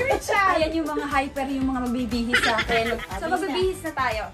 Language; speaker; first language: Filipino; native; Filipino